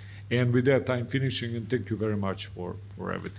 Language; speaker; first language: English; non-native, fluent; Serbian